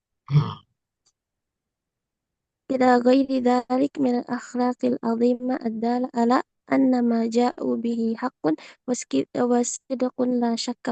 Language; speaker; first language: Arabic; non-native, learner; Indonesian